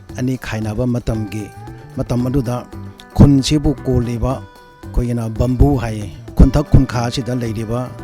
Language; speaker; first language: Manipuri; non-native, local second language; Rongmei Naga